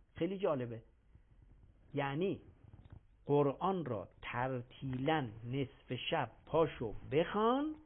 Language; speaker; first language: Persian; native; Persian